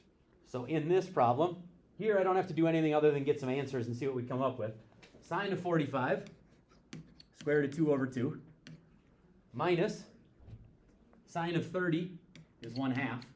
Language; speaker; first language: English; native; English